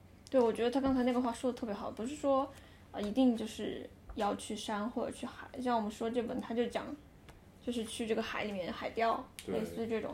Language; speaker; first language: Chinese; native; Chinese